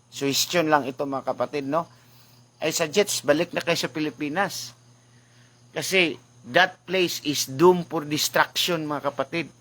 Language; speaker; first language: Filipino; non-native, local second language; Cebuano